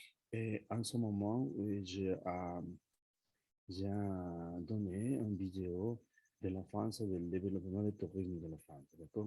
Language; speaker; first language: French; non-native, learner; Spanish